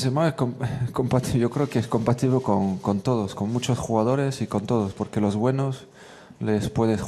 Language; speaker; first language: Spanish; non-native, fluent; French